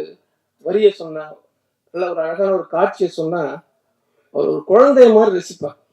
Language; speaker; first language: Tamil; native; Tamil